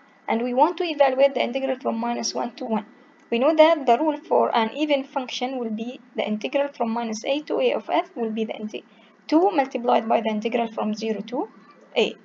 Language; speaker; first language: English; non-native, fluent; Arabic